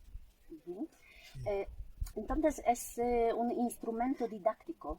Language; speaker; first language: Spanish; non-native, fluent; Polish